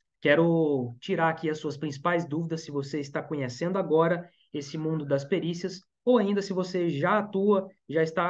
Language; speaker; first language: Portuguese; native; Portuguese